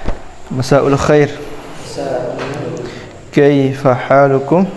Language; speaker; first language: Arabic; non-native, fluent; Indonesian